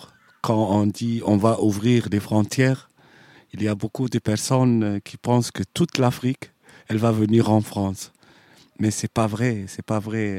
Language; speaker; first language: French; non-native, fluent; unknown